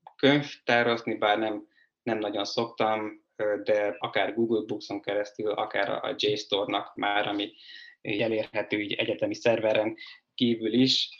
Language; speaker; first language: Hungarian; native; Hungarian